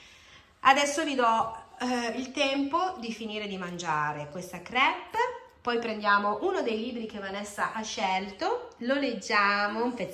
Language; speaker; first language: Italian; native; Italian